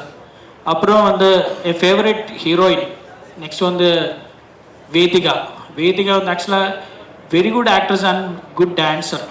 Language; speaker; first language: Tamil; non-native, learner; Malayalam